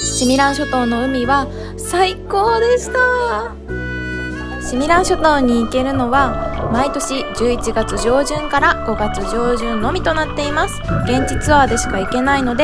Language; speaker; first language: Japanese; native; Japanese